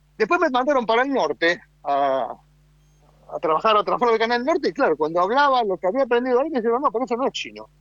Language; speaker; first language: Spanish; native; Spanish